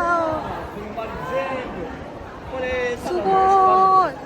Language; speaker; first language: Japanese; non-native, fluent; Mongolian